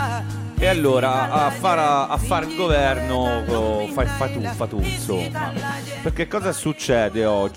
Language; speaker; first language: Italian; native; Italian